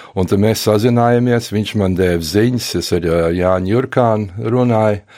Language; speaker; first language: Latvian; early bilingual, heritage; Latvian